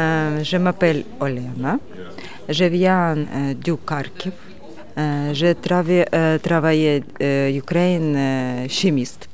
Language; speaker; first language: French; non-native, learner; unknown